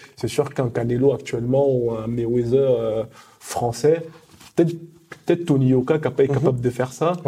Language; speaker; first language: French; early bilingual, other home language; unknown